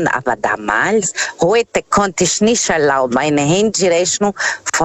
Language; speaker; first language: German; non-native, learner; Portuguese